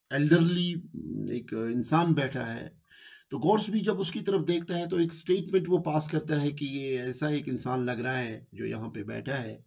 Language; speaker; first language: Urdu; non-native, local second language; Kashmiri